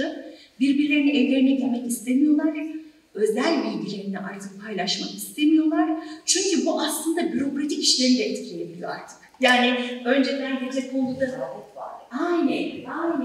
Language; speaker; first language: Turkish; native; Turkish